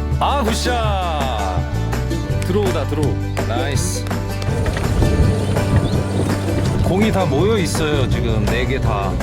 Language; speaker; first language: Korean; native; Korean